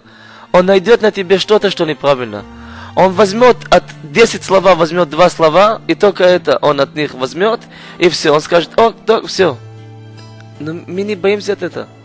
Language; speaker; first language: Russian; non-native, learner; Hebrew